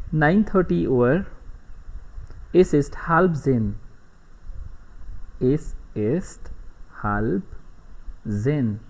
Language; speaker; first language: German; non-native, fluent; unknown